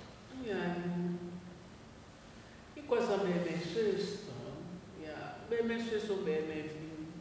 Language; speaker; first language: Dutch; non-native, learner; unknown